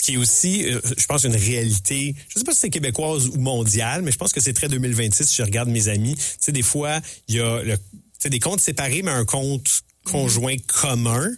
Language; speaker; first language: French; native; French